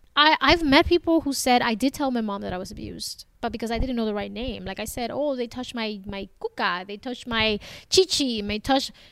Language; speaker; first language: English; early bilingual, other home language; Spanish